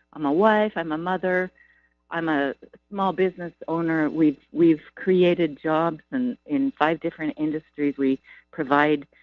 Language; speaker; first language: English; native; English